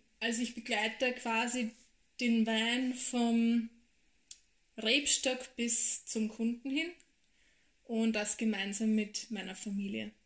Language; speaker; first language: German; native; German